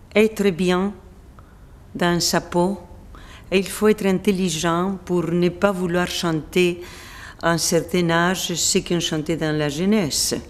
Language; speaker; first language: French; non-native, fluent; Spanish